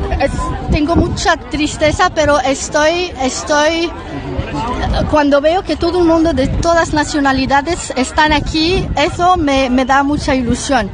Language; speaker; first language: Spanish; non-native, learner; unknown